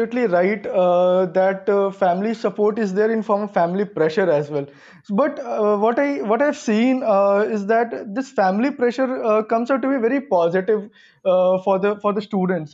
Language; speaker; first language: English; non-native, local second language; Hindi